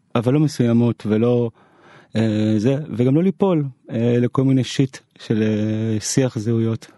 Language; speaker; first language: Hebrew; native; Hebrew